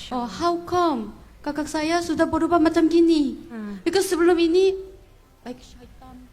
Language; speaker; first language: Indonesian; non-native, fluent; Korean